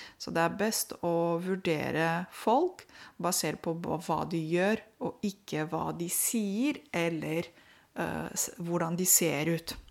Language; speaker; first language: Norwegian; non-native, fluent; Romanian